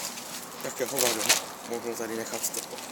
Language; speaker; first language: Czech; native; Czech